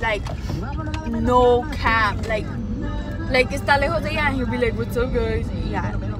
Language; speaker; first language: English; early bilingual, other home language; Spanish